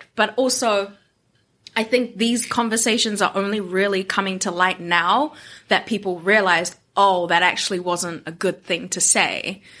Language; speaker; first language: English; non-native, local second language; Japanese